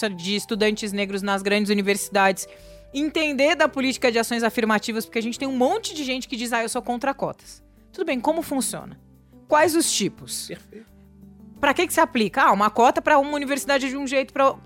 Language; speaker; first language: Portuguese; native; Portuguese